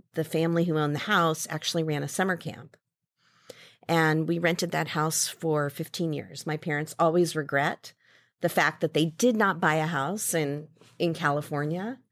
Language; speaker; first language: English; native; English